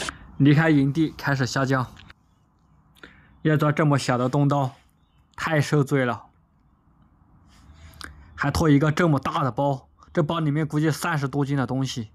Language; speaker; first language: Chinese; native; Chinese